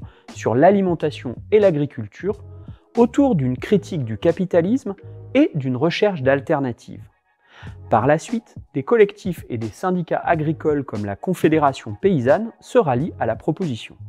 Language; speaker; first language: French; native; French